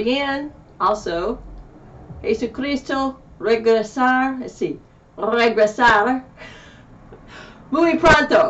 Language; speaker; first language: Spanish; non-native, learner; English